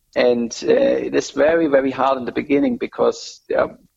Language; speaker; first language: English; non-native, fluent; German